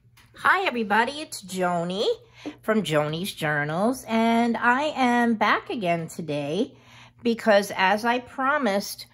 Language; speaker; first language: English; native; English